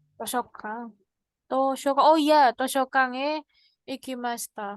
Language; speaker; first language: Japanese; non-native, learner; Indonesian